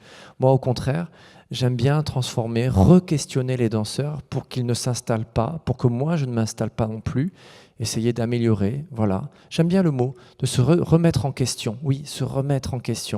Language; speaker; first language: French; native; French